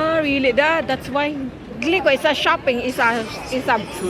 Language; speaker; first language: English; non-native, local second language; Filipino